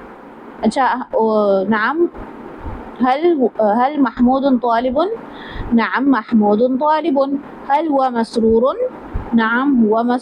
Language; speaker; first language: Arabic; non-native, learner; Urdu